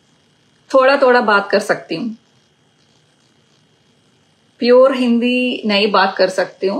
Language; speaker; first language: Hindi; non-native, local second language; Telugu